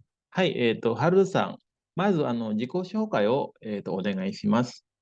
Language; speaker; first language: Japanese; non-native, fluent; Indonesian